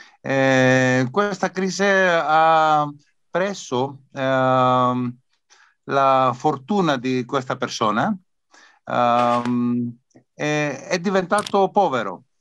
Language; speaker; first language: Italian; non-native, learner; Greek